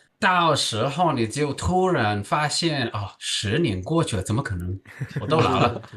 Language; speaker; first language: Chinese; non-native, fluent; Spanish